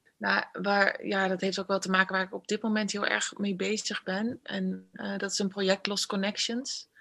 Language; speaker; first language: Dutch; native; Dutch